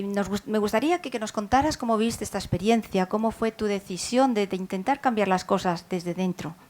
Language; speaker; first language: Spanish; native; Spanish